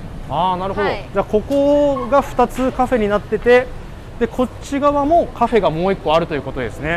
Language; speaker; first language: Japanese; native; Japanese